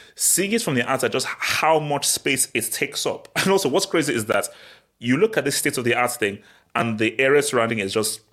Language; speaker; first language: English; early bilingual, other home language; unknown